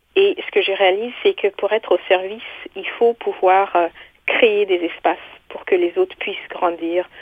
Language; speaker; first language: French; non-native, local second language; Kinyarwanda